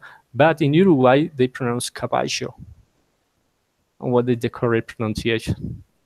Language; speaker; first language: English; non-native, learner; Spanish